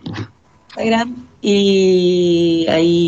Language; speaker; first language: Catalan; non-native, learner; Spanish